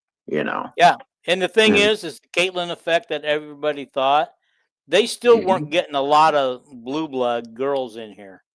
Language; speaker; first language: English; native; English